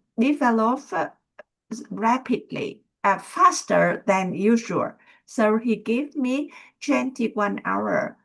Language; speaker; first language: English; non-native, learner; Vietnamese